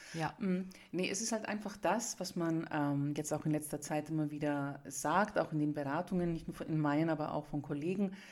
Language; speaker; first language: German; early bilingual, other home language; Greek